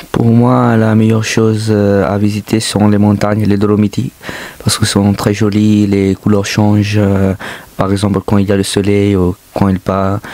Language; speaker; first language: French; non-native, fluent; Arabic